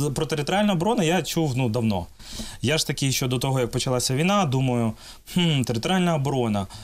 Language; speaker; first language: Ukrainian; non-native, local second language; Russian